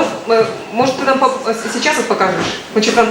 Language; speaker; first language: Russian; native; Russian